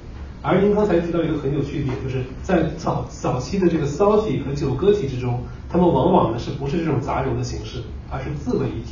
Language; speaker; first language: Chinese; native; Chinese